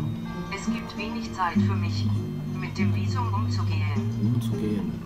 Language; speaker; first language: German; non-native, learner; Chinese